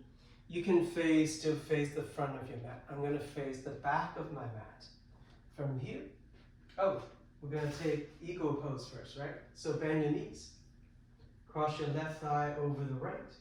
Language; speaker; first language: English; native; English